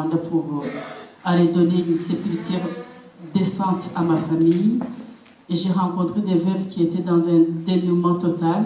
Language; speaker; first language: French; non-native, local second language; Kinyarwanda